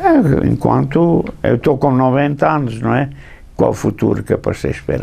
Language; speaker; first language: Portuguese; non-native, fluent; English